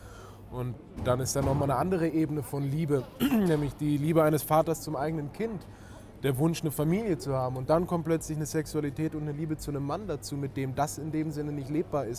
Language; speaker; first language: German; native; German